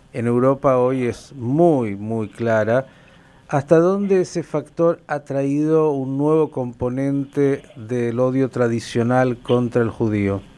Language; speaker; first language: Spanish; native; Spanish